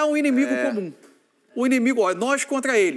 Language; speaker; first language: Portuguese; native; Portuguese